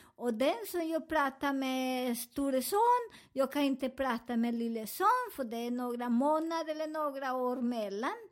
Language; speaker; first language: Swedish; non-native, fluent; Spanish